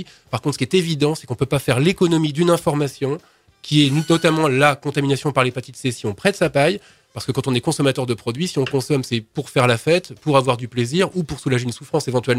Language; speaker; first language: French; native; French